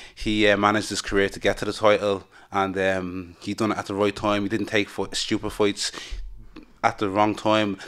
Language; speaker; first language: English; native; English